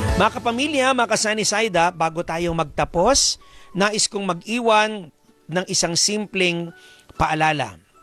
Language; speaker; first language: Filipino; native; Filipino